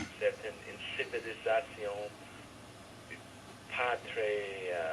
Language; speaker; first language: French; non-native, fluent; English